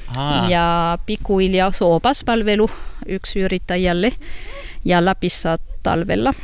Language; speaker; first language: Finnish; non-native, learner; French